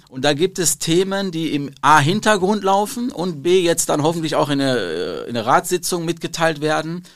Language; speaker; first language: German; early bilingual, other home language; Arabic